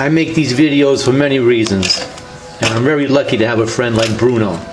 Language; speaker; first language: English; early bilingual, other home language; Italian